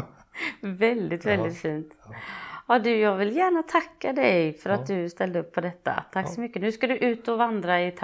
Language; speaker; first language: Swedish; native; Swedish